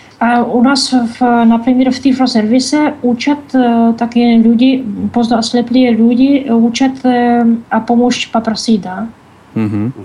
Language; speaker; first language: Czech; non-native, learner; Russian